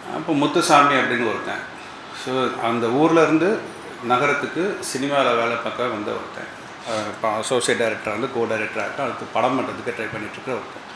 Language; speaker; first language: Tamil; native; Tamil